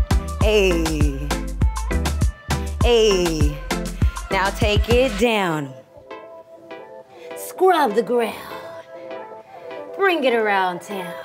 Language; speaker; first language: English; native; English